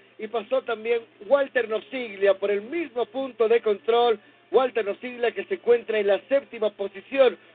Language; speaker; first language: Spanish; native; Spanish